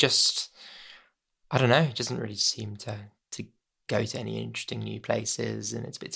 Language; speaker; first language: English; native; English